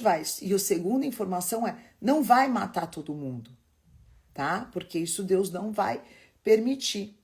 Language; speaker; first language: Portuguese; native; Portuguese